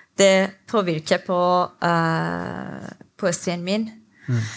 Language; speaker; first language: Norwegian; non-native, learner; Persian